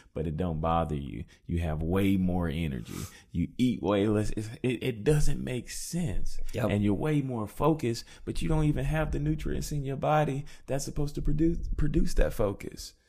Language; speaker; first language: English; native; English